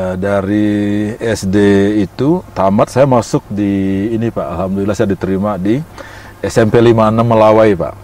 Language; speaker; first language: Indonesian; non-native, local second language; Minangkabau